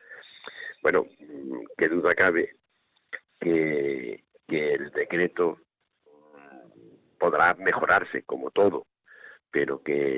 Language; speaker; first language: Spanish; native; Spanish